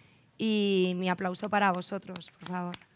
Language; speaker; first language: Spanish; native; Spanish